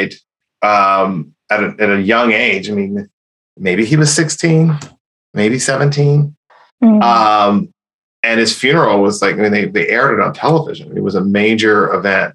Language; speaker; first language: English; native; English